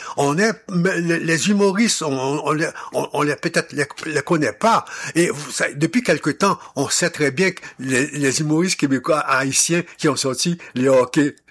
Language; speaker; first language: French; non-native, local second language; Haitian Creole